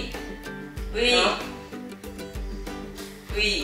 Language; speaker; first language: French; non-native, learner; Japanese